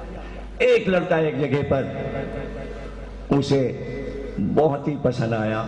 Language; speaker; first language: Urdu; native; Urdu